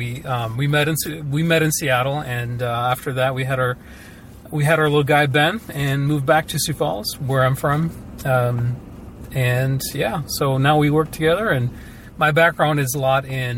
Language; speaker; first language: English; early bilingual, other home language; Ukrainian